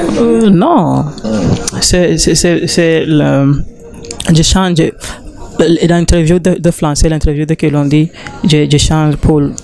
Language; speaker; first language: French; non-native, learner; Rundi